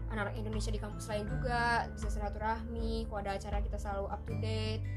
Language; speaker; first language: Indonesian; native; Indonesian